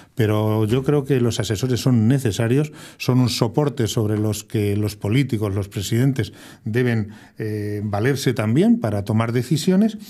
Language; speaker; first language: Spanish; native; Spanish